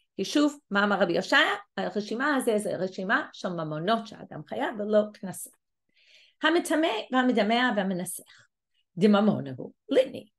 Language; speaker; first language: Hebrew; non-native, fluent; English